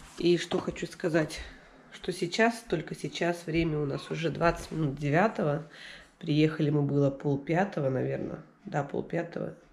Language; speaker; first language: Russian; native; Russian